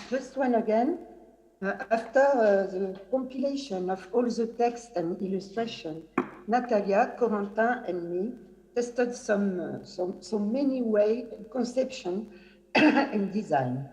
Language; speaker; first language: English; non-native, fluent; French